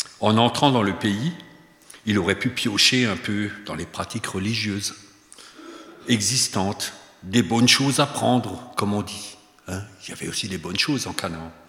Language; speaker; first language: French; native; French